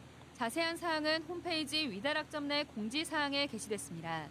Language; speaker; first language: Korean; native; Korean